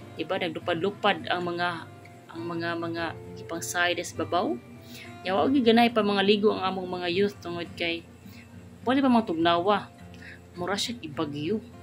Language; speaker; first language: Cebuano; native; Cebuano